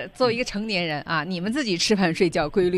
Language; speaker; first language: Chinese; native; Chinese